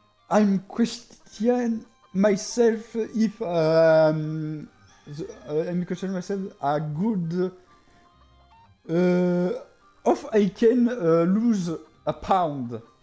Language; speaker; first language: English; non-native, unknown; French